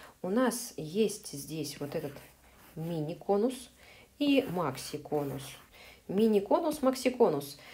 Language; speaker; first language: Russian; native; Russian